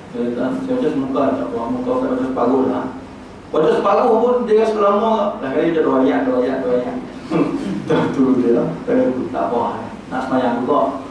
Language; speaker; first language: Malay; native; Malay